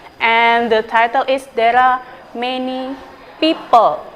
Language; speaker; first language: English; non-native, learner; Indonesian